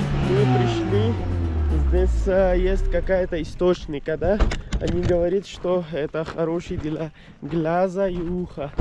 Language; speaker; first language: Russian; non-native, learner; Persian